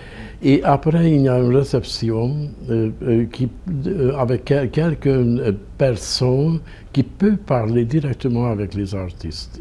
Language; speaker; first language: French; non-native, fluent; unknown